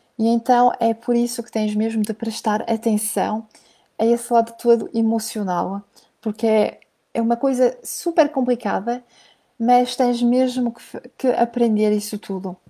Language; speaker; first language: Portuguese; early bilingual, heritage; French